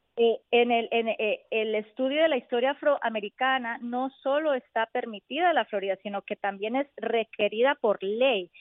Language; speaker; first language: Spanish; native; Spanish